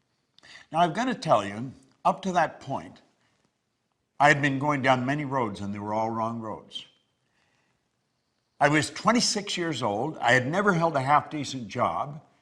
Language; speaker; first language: English; native; English